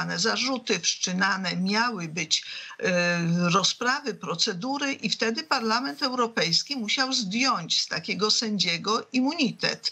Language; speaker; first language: Polish; native; Polish